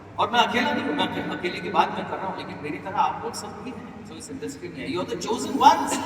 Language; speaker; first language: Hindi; non-native, local second language; Marathi